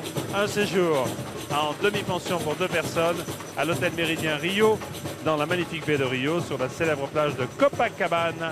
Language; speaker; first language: French; native; French